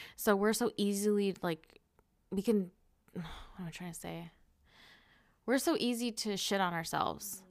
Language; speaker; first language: English; native; English